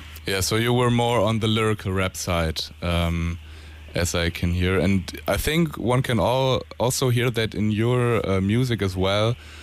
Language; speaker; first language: English; non-native, fluent; German